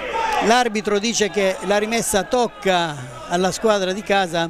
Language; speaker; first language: Italian; native; Italian